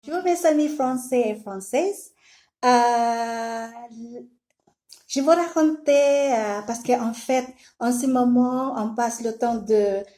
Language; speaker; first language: French; non-native, learner; Filipino